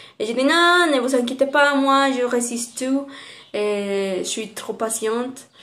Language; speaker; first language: French; non-native, learner; Spanish